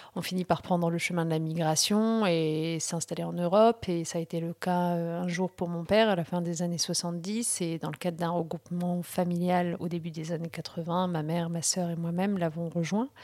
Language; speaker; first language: French; early bilingual, other home language; Riffian